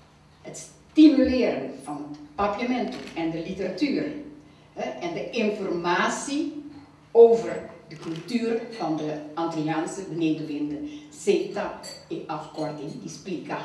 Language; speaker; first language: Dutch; non-native, fluent; Papiamento